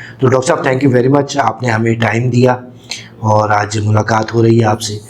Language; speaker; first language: Urdu; native; Urdu